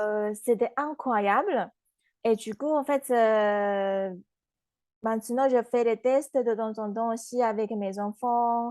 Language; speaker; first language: French; non-native, fluent; Chinese